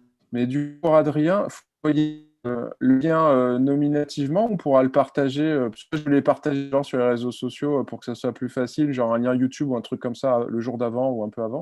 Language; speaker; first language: French; native; French